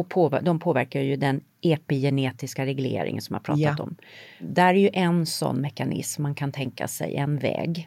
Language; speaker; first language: Swedish; native; Swedish